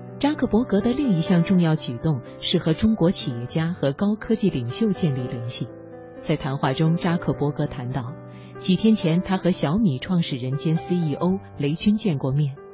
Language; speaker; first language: Chinese; native; Chinese